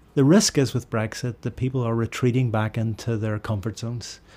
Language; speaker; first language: English; native; English